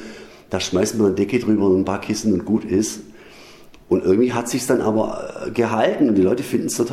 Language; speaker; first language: German; native; German